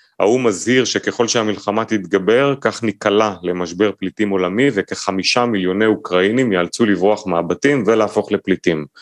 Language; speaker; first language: Hebrew; native; Hebrew